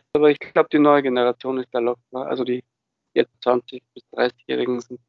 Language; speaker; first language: German; early bilingual, other home language; Bulgarian